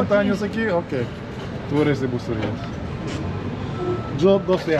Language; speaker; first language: Spanish; non-native, learner; English